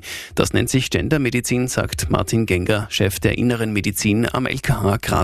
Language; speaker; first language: German; native; German